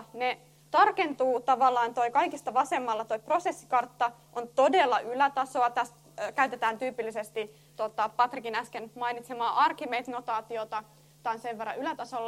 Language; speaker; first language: Finnish; native; Finnish